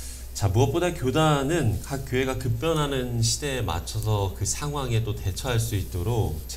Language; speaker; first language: Korean; native; Korean